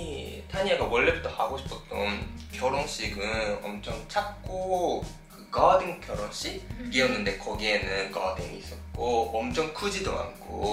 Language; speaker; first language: Korean; non-native, fluent; Japanese